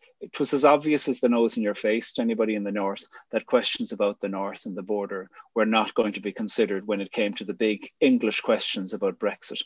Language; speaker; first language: English; native; English